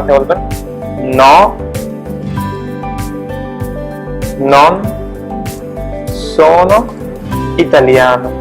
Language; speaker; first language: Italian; non-native, fluent; Bangla